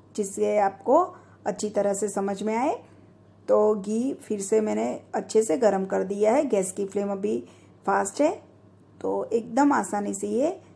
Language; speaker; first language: Hindi; non-native, local second language; Gujarati